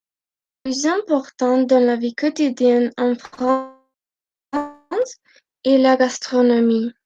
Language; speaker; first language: French; non-native, learner; Spanish